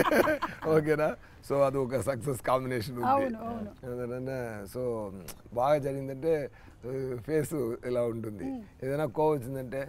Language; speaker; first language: Telugu; non-native, learner; Tamil